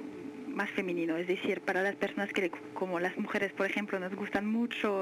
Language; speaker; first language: Spanish; non-native, fluent; French